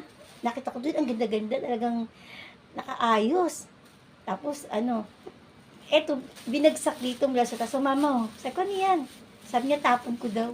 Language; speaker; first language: Filipino; native; Filipino